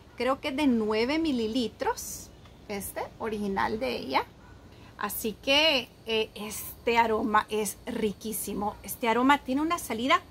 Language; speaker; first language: Spanish; native; Spanish